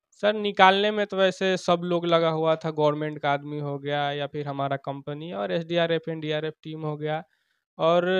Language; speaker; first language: Hindi; native; Hindi